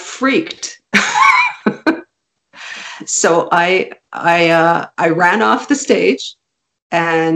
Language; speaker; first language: English; non-native, fluent; Hungarian